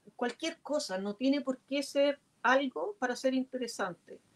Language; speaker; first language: Spanish; native; Spanish